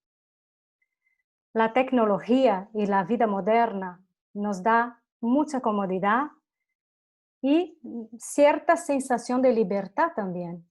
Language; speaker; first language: Spanish; non-native, fluent; Portuguese